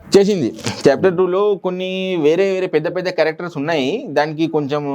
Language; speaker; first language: Telugu; non-native, local second language; Urdu